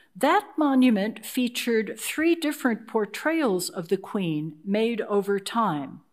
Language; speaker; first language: English; native; English